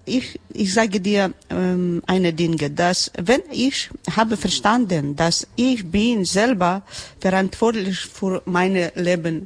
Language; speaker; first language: German; non-native, learner; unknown